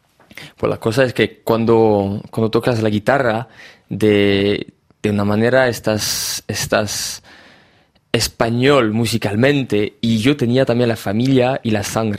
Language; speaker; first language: Spanish; early bilingual, heritage; French